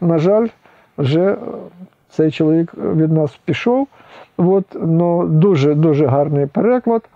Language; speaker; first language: Ukrainian; non-native, local second language; Russian